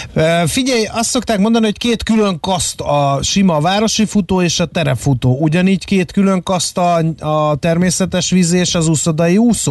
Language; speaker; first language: Hungarian; native; Hungarian